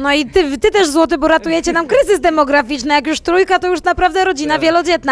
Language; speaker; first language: Polish; native; Polish